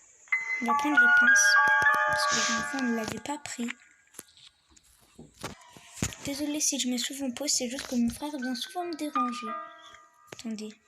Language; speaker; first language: French; native; French